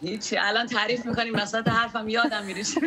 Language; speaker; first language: Persian; native; Persian